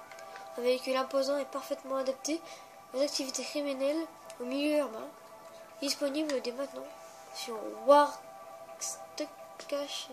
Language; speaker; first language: French; native; French